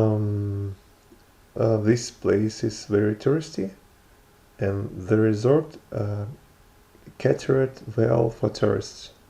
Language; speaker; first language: English; non-native, learner; Russian